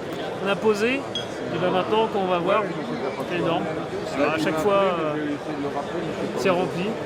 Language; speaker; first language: French; native; French